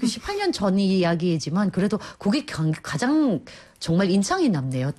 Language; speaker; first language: Korean; native; Korean